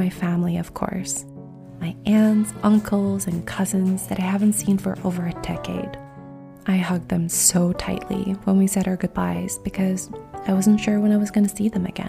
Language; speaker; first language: English; non-native, fluent; Korean